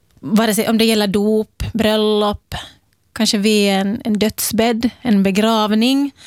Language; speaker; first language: Swedish; native; Swedish